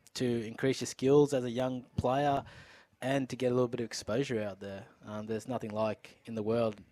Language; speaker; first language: English; non-native, local second language; Urdu